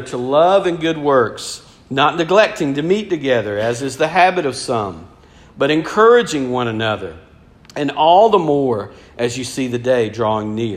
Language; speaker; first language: English; native; English